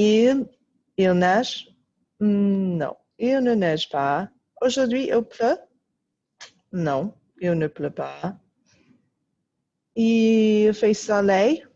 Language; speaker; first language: French; non-native, fluent; English